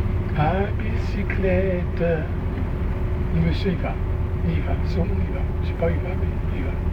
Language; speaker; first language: French; non-native, fluent; Portuguese